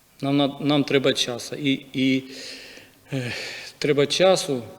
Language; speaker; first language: Ukrainian; non-native, local second language; Russian